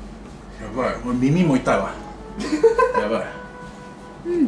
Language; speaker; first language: Japanese; non-native, fluent; Chinese